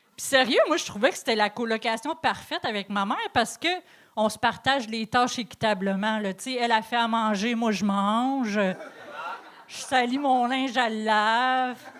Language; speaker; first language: French; native; French